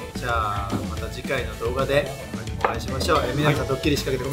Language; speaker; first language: Japanese; native; Japanese